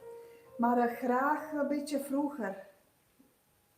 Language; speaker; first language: Dutch; non-native, learner; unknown